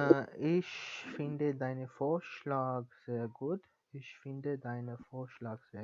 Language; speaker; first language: German; non-native, fluent; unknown